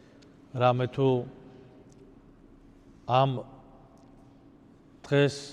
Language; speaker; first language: Georgian; native; Georgian